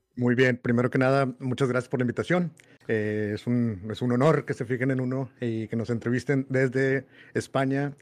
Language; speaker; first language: Spanish; native; Spanish